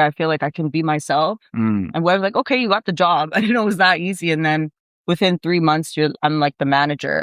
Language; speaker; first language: English; native; English